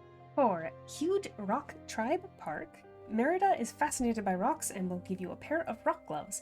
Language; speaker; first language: English; native; English